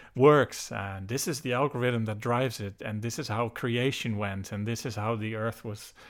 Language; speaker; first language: English; non-native, fluent; Dutch